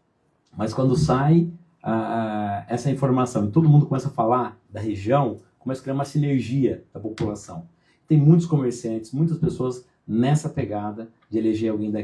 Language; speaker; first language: Portuguese; native; Portuguese